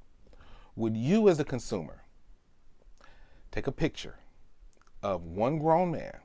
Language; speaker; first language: English; native; English